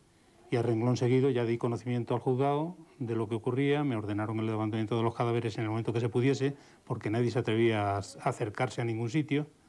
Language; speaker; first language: Spanish; native; Spanish